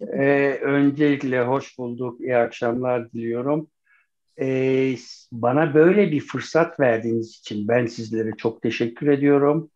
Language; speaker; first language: Turkish; native; Turkish